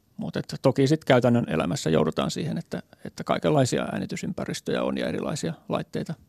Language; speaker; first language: Finnish; native; Finnish